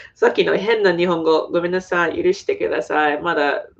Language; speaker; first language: Japanese; non-native, fluent; English